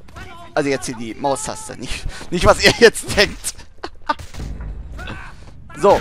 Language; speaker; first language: German; native; German